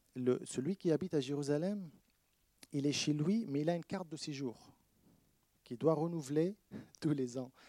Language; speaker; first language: French; non-native, fluent; Arabic